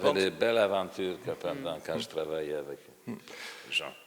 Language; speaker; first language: French; non-native, fluent; Polish